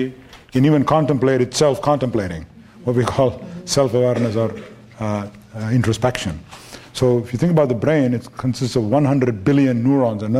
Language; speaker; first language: English; non-native, local second language; Tamil